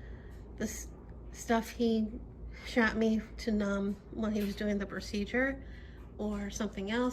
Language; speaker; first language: English; native; English